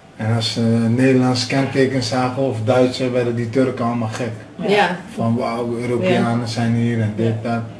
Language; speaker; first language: Dutch; native; Dutch